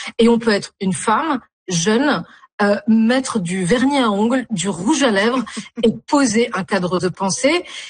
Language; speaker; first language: French; non-native, local second language; Arabic